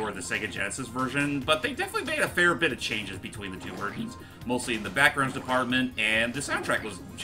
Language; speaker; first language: English; native; English